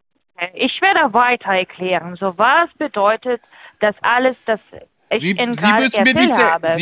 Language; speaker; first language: German; non-native, fluent; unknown